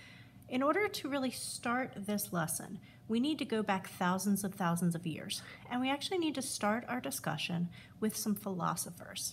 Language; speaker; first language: English; native; English